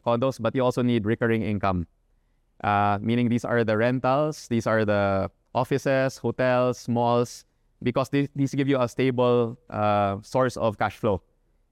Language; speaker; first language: English; non-native, local second language; Cebuano